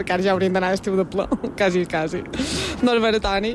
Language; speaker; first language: Catalan; native; Catalan